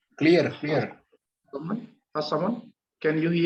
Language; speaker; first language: English; non-native, fluent; Indonesian